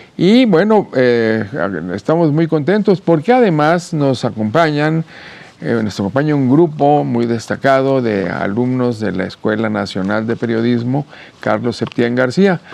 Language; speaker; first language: Spanish; native; Spanish